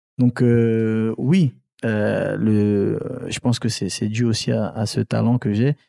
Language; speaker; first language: French; early bilingual, other home language; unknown